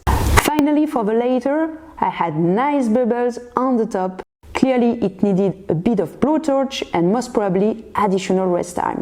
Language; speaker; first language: English; non-native, fluent; French